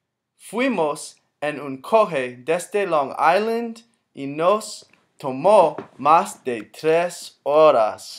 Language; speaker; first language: Spanish; non-native, learner; English